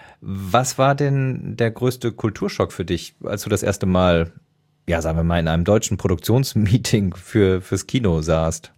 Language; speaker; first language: German; native; German